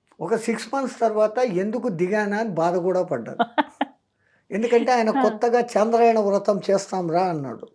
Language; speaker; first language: Telugu; non-native, local second language; Hindi